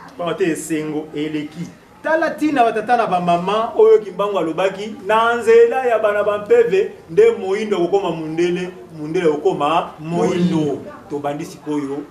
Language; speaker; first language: Lingala; non-native, local second language; Kongo